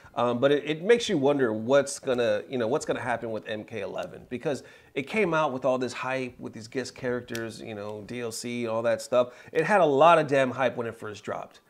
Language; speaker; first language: English; native; English